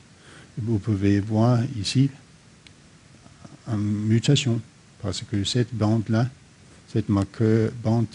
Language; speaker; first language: French; non-native, fluent; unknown